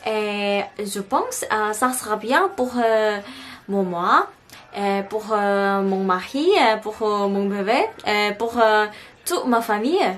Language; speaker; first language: French; non-native, learner; Korean